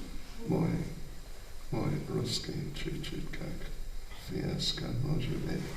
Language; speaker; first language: Russian; non-native, learner; English